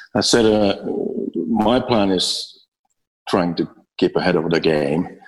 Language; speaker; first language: English; non-native, fluent; Finnish